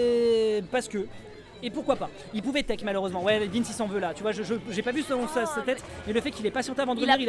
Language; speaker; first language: French; native; French